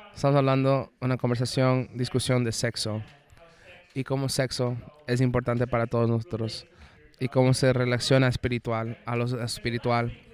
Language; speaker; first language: Spanish; non-native, fluent; English